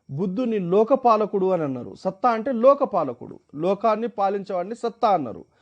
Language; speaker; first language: Telugu; non-native, local second language; Marathi